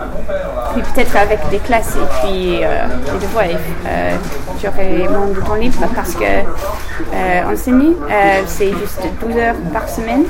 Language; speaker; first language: French; non-native, learner; English